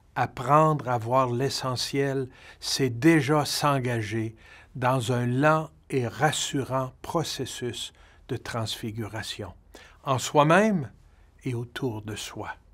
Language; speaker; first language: French; native; French